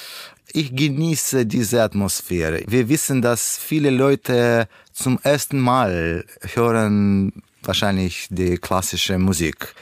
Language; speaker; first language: German; non-native, learner; Russian